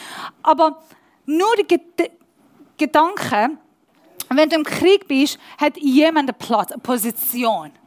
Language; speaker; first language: German; non-native, learner; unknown